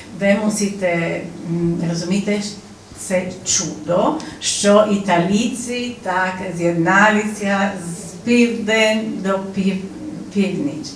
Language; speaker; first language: Ukrainian; non-native, learner; Polish